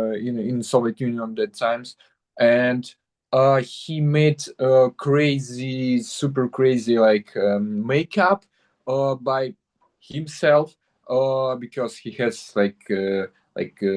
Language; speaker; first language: English; non-native, learner; Russian